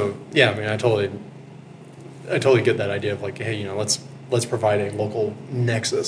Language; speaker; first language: English; native; English